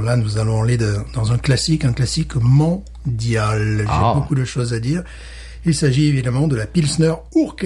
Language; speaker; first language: French; native; French